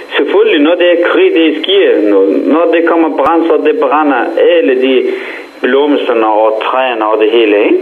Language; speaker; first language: Danish; non-native, fluent; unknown